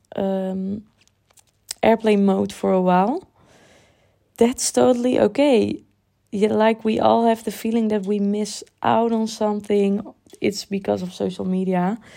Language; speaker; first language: English; non-native, fluent; Dutch